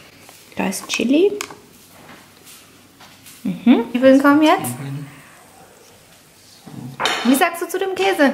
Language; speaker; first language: German; native; German